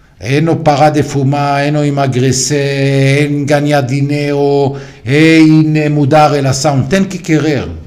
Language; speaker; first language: Portuguese; non-native, fluent; Hebrew